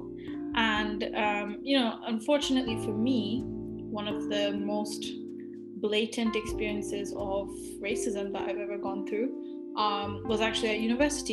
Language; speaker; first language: English; native; English